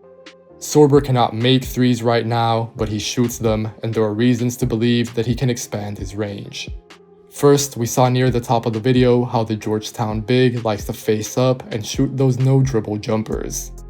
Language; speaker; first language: English; native; English